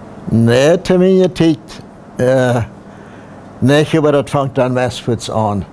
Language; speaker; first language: German; non-native, local second language; Plautdietsch